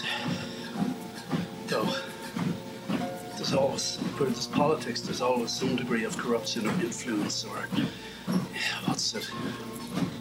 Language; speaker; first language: English; native; English